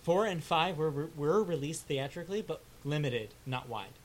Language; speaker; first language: English; native; English